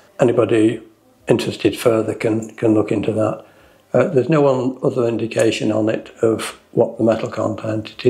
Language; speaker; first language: English; native; English